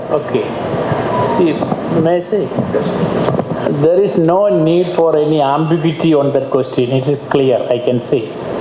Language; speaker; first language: English; non-native, local second language; Malayalam